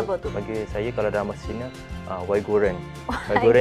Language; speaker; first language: Malay; native; Malay